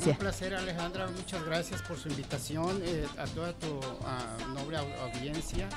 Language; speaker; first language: Spanish; native; Spanish